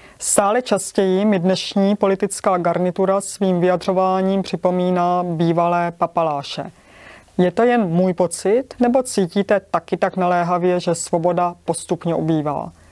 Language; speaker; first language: Czech; native; Czech